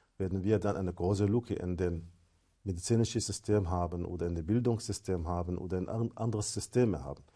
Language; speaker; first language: German; non-native, fluent; Arabic